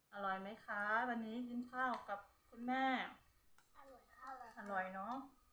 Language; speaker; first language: Thai; non-native, local second language; Karen languages